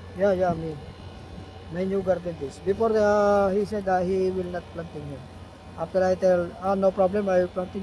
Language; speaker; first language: English; non-native, learner; Filipino